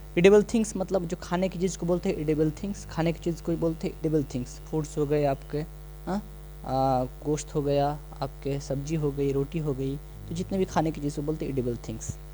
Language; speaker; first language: Hindi; non-native, local second language; Bangla